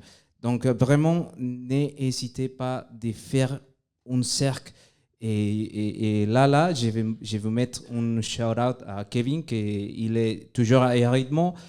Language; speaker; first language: French; non-native, fluent; Spanish